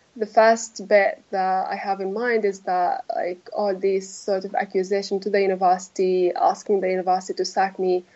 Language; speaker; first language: English; non-native, fluent; Arabic